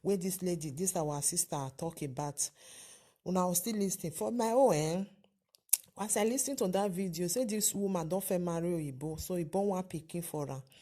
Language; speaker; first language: Nigerian Pidgin; native; Nigerian Pidgin